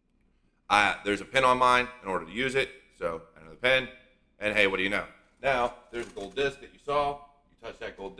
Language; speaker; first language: English; native; English